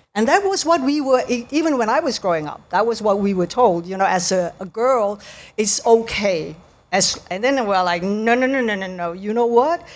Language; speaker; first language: English; native; English